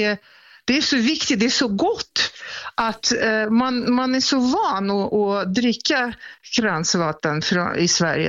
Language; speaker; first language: Swedish; non-native, fluent; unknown